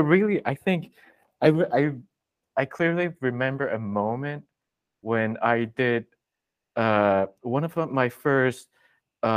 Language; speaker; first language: English; non-native, local second language; Cantonese